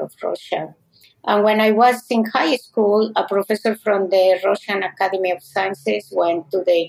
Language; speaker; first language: English; non-native, fluent; Spanish